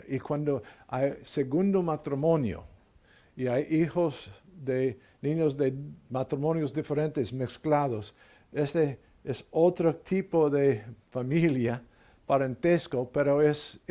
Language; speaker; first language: Spanish; non-native, learner; English